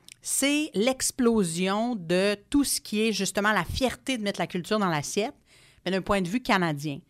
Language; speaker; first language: French; non-native, local second language; English